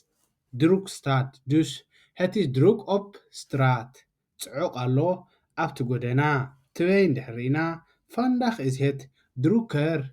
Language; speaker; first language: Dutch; non-native, learner; Tigrinya